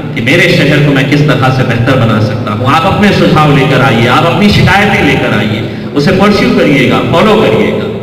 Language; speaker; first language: Urdu; native; Urdu